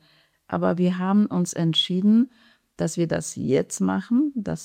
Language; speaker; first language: German; non-native, fluent; Polish